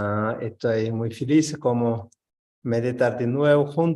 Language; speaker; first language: Spanish; non-native, learner; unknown